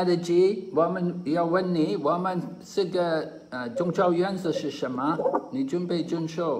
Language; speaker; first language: Chinese; non-native, fluent; English